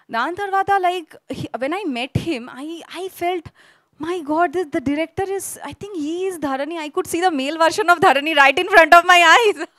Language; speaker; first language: Telugu; non-native, local second language; Bangla